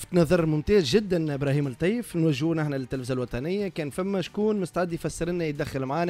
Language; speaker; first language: Arabic; native; Arabic